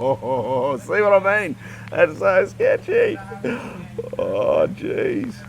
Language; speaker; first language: English; native; English